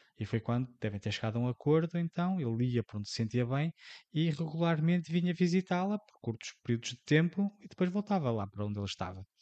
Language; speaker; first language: Portuguese; native; Portuguese